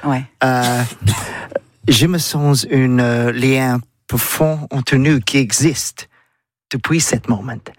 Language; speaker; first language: French; non-native, learner; English